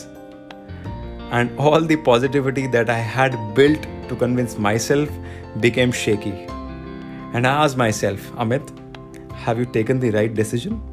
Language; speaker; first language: English; non-native, local second language; Hindi